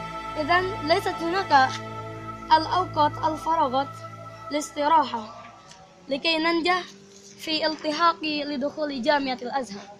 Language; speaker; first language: Arabic; non-native, learner; Indonesian